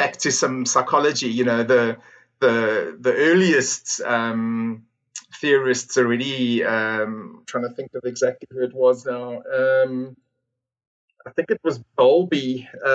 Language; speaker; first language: English; native; English